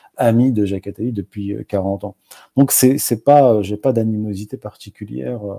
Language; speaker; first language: French; non-native, local second language; Arabic